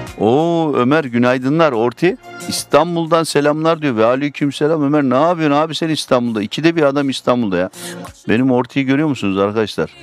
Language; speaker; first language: Turkish; early bilingual, heritage; Turkish